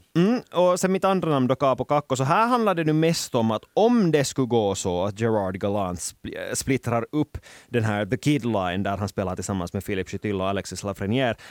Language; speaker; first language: Swedish; native; Swedish